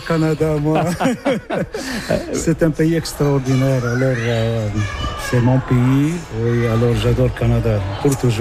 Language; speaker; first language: French; non-native, local second language; Arabic